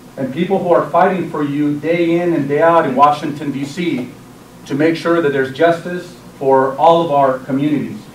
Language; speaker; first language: English; early bilingual, other home language; Spanish